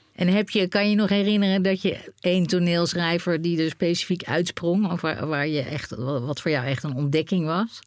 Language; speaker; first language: Dutch; native; Dutch